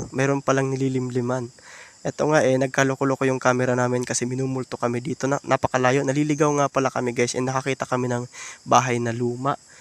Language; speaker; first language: Filipino; native; Filipino